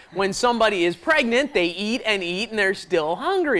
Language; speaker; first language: English; native; English